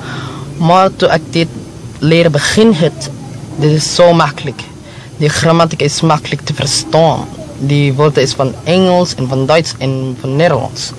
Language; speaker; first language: Dutch; non-native, learner; Filipino